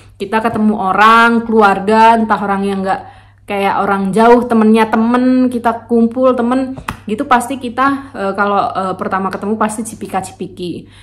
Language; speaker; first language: Indonesian; native; Indonesian